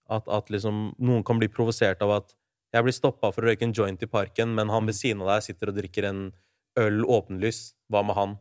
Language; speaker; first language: Norwegian; early bilingual, other home language; Urdu